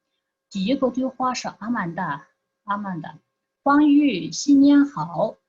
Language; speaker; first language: Chinese; non-native, fluent; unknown